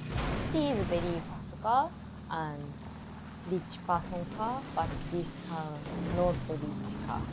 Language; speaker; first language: English; non-native, learner; Japanese